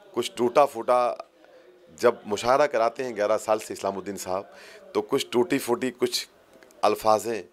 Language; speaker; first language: Hindi; native; Hindi